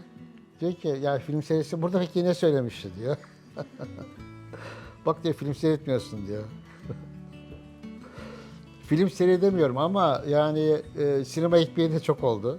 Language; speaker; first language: Turkish; native; Turkish